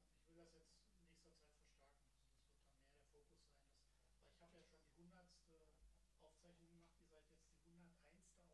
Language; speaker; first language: German; native; German